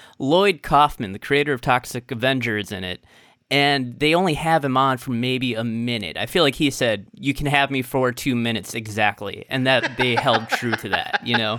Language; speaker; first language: English; native; English